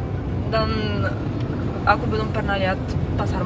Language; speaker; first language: Indonesian; non-native, fluent; Bulgarian